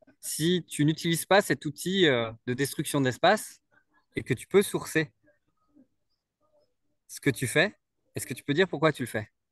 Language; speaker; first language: French; native; French